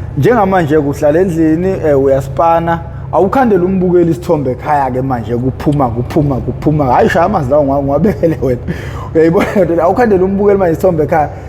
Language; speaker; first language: Zulu; native; Zulu